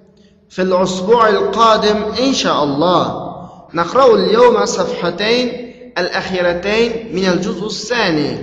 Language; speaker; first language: Arabic; non-native, fluent; Uyghur